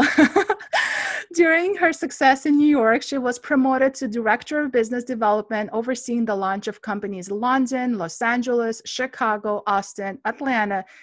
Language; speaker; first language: English; non-native, fluent; Armenian